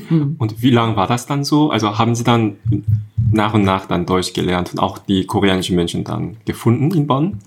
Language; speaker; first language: German; non-native, fluent; Korean